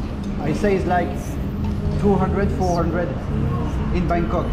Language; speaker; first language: English; non-native, learner; French